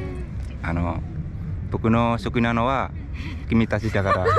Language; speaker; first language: Japanese; non-native, fluent; Indonesian